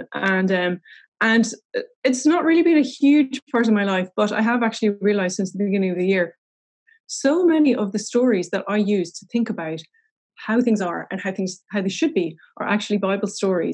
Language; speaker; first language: English; native; English